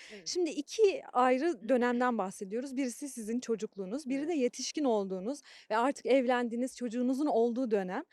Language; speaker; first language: Turkish; native; Turkish